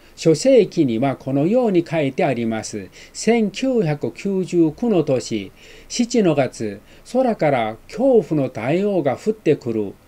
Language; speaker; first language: Japanese; non-native, fluent; Chinese